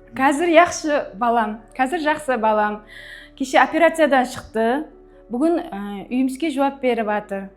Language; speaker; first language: Uzbek; non-native, local second language; Kara-Kalpak